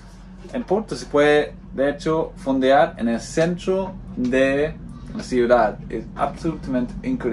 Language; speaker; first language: Spanish; non-native, fluent; English